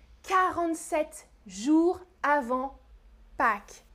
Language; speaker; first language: French; native; French